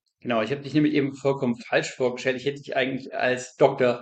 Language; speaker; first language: German; native; German